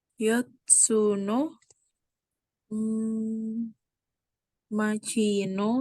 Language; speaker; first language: Japanese; non-native, learner; Indonesian